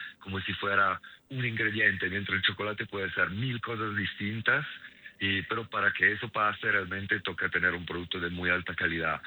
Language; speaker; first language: Spanish; non-native, fluent; Italian